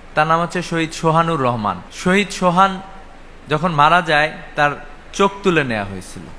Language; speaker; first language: Bangla; native; Bangla